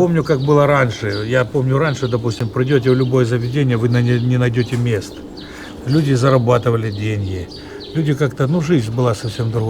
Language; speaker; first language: Russian; native; Russian